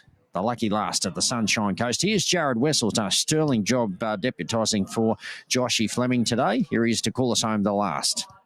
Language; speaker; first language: English; native; English